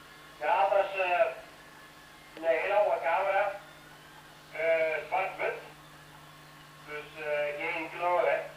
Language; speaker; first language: Dutch; native; Dutch